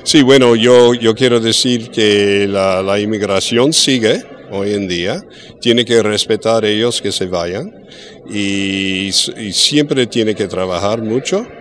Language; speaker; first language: Spanish; early bilingual, heritage; English